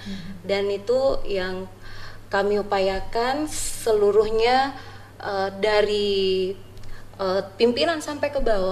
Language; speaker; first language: Indonesian; native; Indonesian